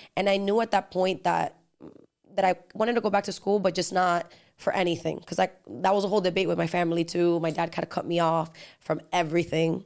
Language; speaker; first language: English; early bilingual, other home language; Spanish